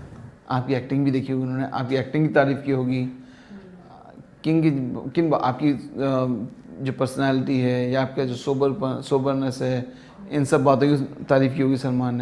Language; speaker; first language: Hindi; native; Hindi